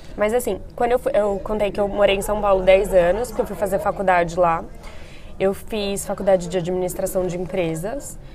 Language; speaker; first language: Portuguese; native; Portuguese